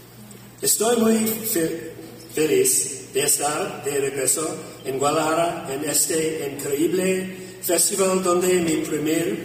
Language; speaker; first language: Spanish; non-native, learner; English